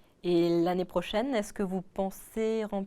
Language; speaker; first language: French; native; French